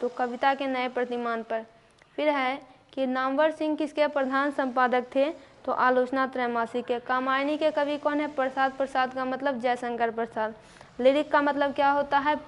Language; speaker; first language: Hindi; native; Hindi